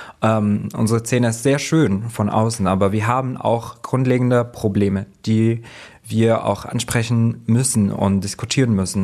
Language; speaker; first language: German; non-native, fluent; Arabic